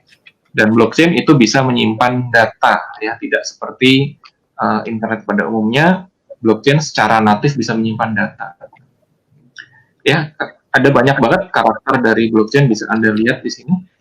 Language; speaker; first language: Indonesian; native; Indonesian